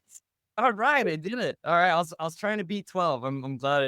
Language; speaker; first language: English; native; English